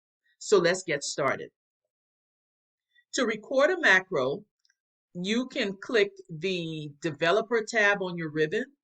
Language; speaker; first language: English; native; English